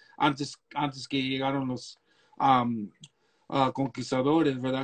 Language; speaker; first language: Spanish; early bilingual, heritage; Spanish